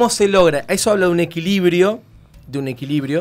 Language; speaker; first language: Spanish; native; Spanish